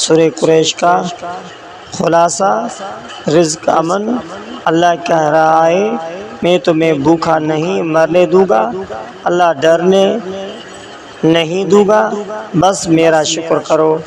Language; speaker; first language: Urdu; native; Urdu